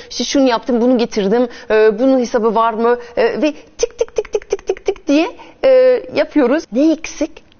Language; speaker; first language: Turkish; non-native, fluent; French